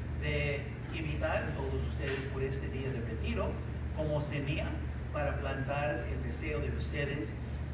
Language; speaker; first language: Spanish; early bilingual, heritage; English